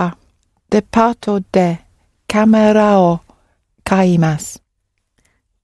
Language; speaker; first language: Japanese; non-native, learner; English